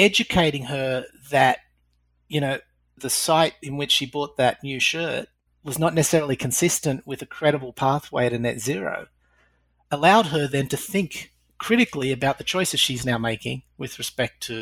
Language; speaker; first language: English; native; English